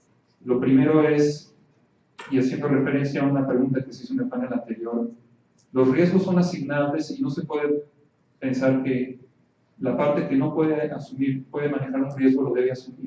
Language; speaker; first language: Spanish; native; Spanish